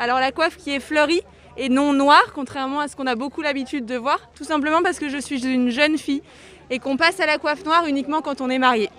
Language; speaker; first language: French; native; French